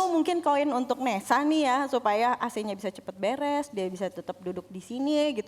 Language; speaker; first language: Indonesian; native; Indonesian